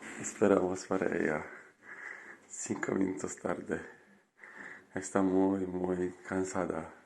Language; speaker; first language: Spanish; non-native, fluent; Polish